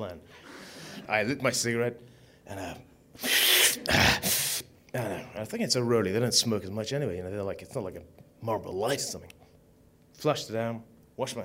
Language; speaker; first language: English; native; English